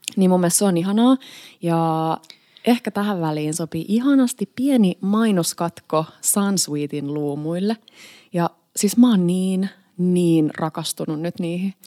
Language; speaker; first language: Finnish; native; Finnish